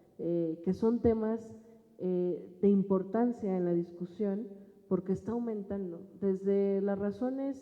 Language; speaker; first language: Spanish; native; Spanish